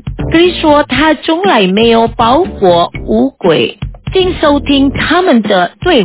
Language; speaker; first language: Chinese; non-native, fluent; Indonesian